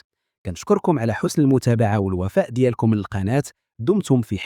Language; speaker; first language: Arabic; native; Arabic